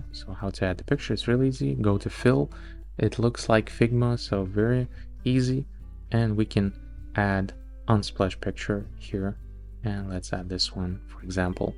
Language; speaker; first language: English; non-native, fluent; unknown